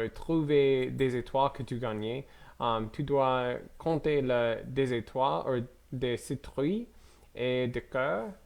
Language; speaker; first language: French; non-native, learner; English